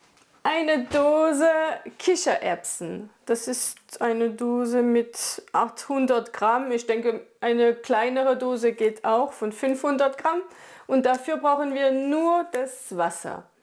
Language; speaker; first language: German; non-native, fluent; French